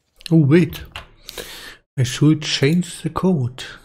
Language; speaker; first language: English; non-native, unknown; German